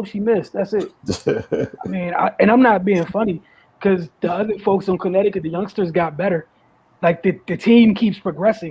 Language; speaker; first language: English; native; English